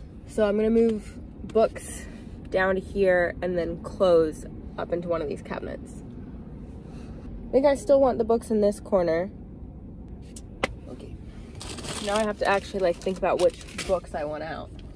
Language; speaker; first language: English; native; English